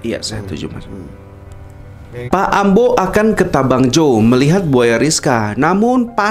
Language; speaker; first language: Indonesian; native; Indonesian